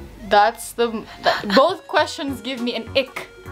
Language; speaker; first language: English; early bilingual, heritage; English